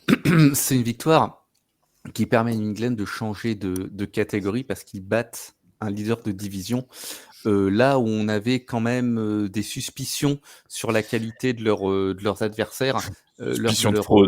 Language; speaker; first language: French; native; French